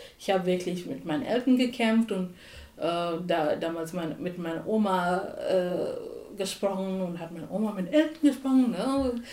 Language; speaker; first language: German; non-native, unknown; Tamil